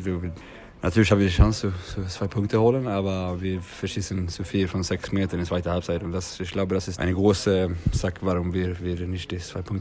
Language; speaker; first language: German; non-native, learner; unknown